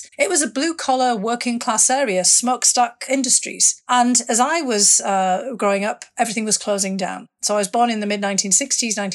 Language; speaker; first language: English; native; English